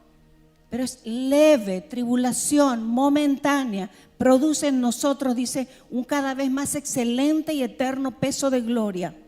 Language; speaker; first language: Spanish; native; Spanish